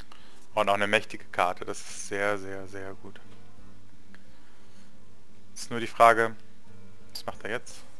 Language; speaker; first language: German; native; German